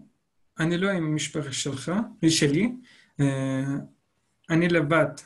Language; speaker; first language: Hebrew; non-native, learner; Turkish